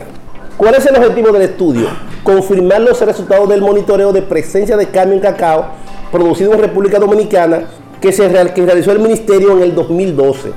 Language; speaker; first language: Spanish; native; Spanish